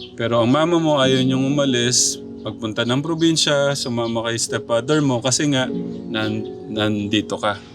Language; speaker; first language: Filipino; native; Filipino